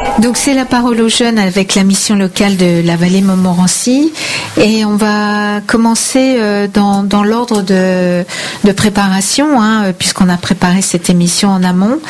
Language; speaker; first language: French; native; French